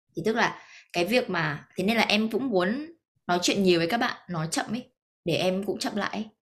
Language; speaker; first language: Vietnamese; native; Vietnamese